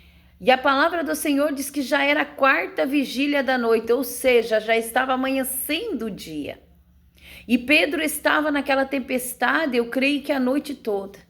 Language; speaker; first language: Portuguese; native; Portuguese